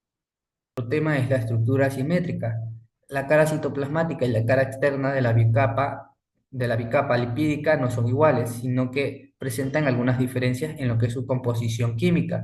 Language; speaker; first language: Spanish; native; Spanish